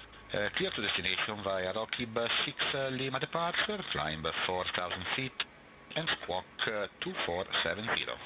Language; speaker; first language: English; non-native, fluent; Italian